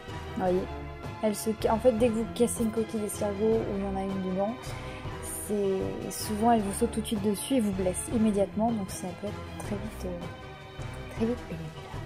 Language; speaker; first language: French; native; French